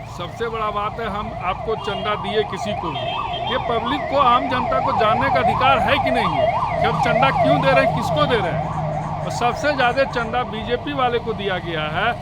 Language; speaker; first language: Hindi; native; Hindi